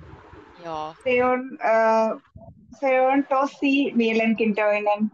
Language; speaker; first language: Finnish; non-native, learner; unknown